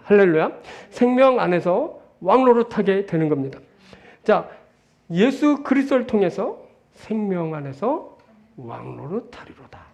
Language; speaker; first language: Korean; native; Korean